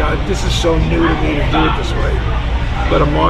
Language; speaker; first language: English; native; English